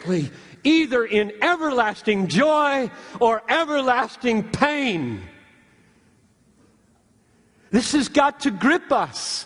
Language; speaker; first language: English; native; English